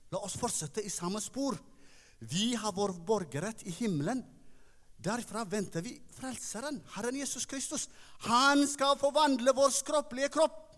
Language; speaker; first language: Norwegian; non-native, fluent; Tigrinya